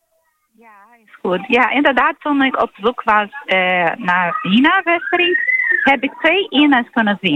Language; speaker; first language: Dutch; non-native, learner; Portuguese